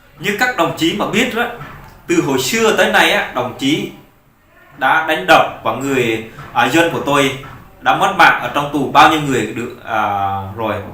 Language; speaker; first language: Vietnamese; non-native, local second language; Jarai